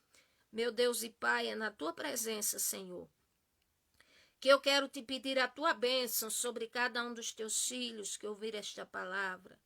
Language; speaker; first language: Portuguese; native; Portuguese